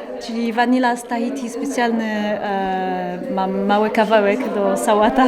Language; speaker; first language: Polish; non-native, learner; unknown